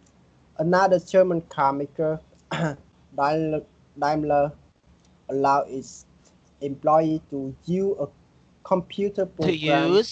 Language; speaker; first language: English; non-native, learner; Vietnamese